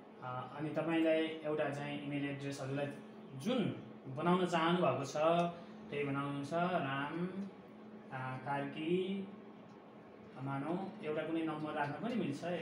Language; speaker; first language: Nepali; native; Nepali